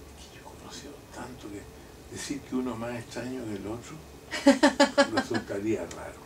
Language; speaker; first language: Spanish; non-native, local second language; German